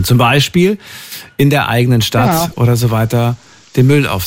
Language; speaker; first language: German; native; German